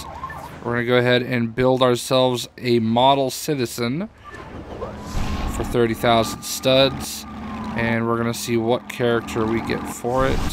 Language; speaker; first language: English; native; English